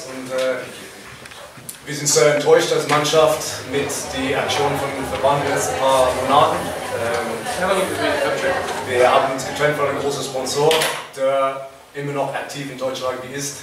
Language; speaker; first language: German; non-native, fluent; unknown